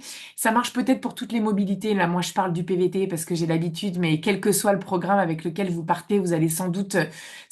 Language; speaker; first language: French; native; French